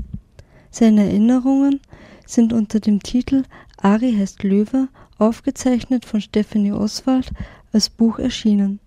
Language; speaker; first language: German; native; German